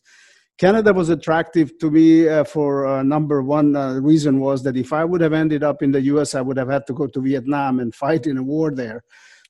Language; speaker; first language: English; non-native, fluent; Slovak